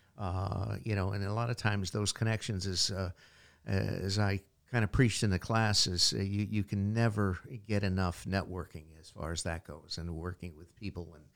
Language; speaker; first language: English; native; English